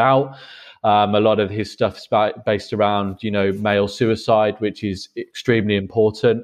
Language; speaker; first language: English; native; English